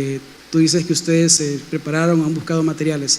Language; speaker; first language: Spanish; native; Spanish